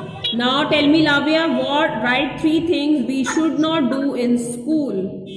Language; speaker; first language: English; non-native, local second language; Hindi